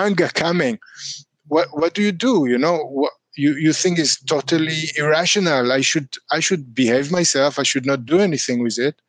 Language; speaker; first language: English; non-native, fluent; Hebrew